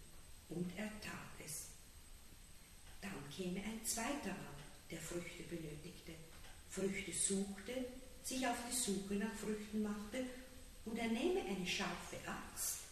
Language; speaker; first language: German; native; German